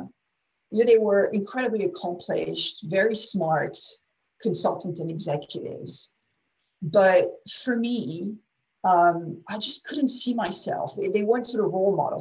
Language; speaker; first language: English; non-native, fluent; French